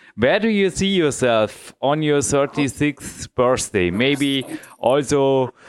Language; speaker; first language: English; non-native, fluent; German